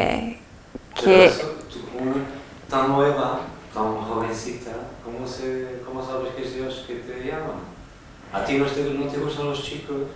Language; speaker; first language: Spanish; non-native, fluent; Portuguese